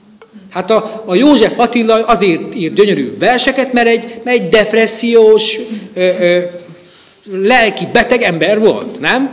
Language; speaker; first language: Hungarian; native; Hungarian